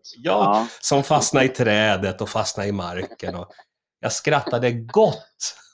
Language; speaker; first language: Swedish; native; Swedish